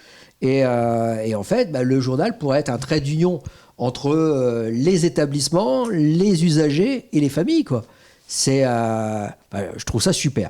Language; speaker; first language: French; native; French